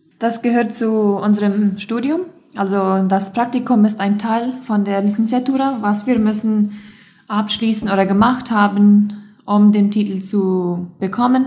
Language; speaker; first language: German; non-native, local second language; Plautdietsch